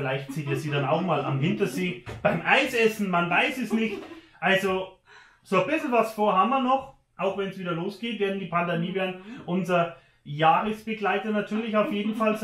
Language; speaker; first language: German; native; German